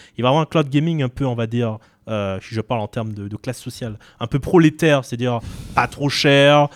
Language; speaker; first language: French; native; French